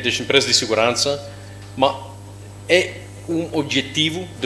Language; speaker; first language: Portuguese; non-native, learner; English